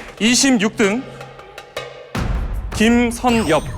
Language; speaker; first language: Korean; native; Korean